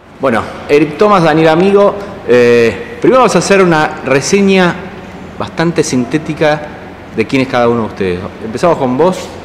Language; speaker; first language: Spanish; native; Spanish